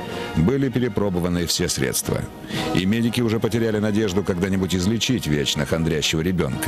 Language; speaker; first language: Russian; native; Russian